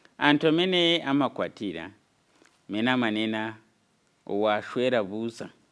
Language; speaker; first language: Nyanja; non-native, fluent; Nyankole